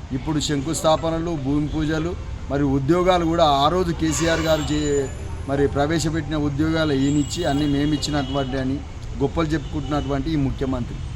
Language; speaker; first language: Telugu; native; Telugu